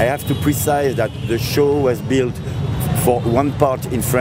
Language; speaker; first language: English; non-native, fluent; French